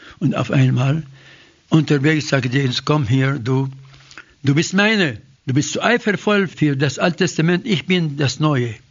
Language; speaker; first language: German; non-native, fluent; Arabic